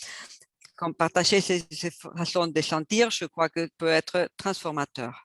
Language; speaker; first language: French; non-native, fluent; Spanish